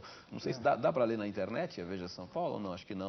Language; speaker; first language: Portuguese; native; Portuguese